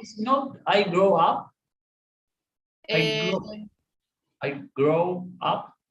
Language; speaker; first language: English; non-native, learner; Spanish